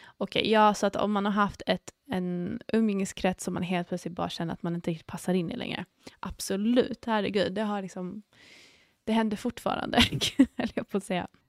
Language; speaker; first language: Swedish; early bilingual, other home language; English